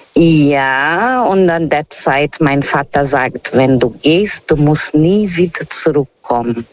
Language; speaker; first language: German; non-native, fluent; Portuguese